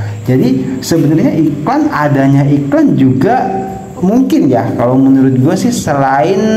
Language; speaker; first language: Indonesian; native; Indonesian